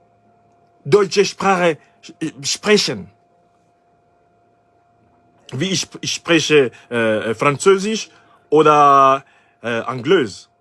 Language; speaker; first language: German; non-native, learner; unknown